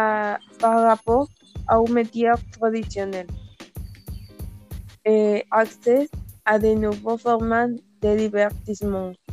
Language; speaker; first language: French; non-native, learner; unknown